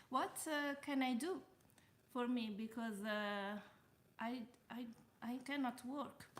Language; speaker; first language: English; non-native, learner; Italian